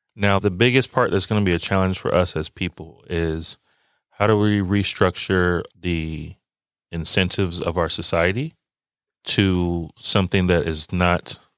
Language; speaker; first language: English; early bilingual, other home language; Yoruba